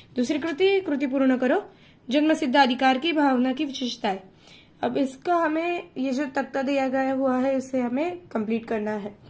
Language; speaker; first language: Hindi; non-native, local second language; Marathi